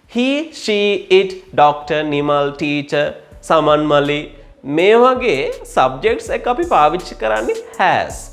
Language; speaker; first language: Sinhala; native; Sinhala